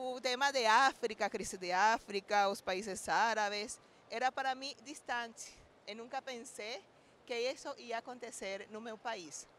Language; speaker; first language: Portuguese; non-native, learner; Spanish